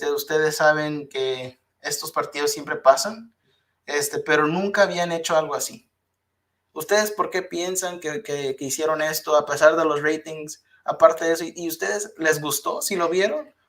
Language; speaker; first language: Spanish; early bilingual, heritage; Spanish